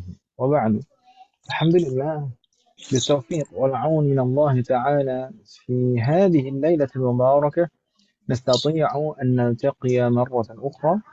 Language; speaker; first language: Arabic; non-native, fluent; Indonesian